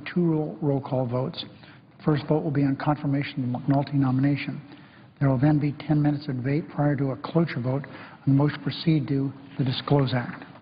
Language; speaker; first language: English; native; English